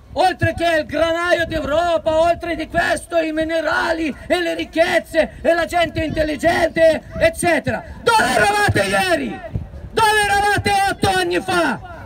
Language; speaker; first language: Italian; non-native, fluent; Ukrainian